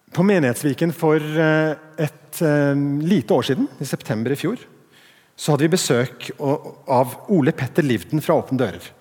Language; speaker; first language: Norwegian; native; Norwegian